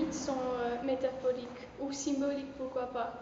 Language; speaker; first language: French; non-native, fluent; Romanian